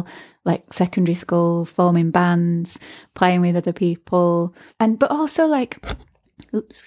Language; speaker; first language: English; native; English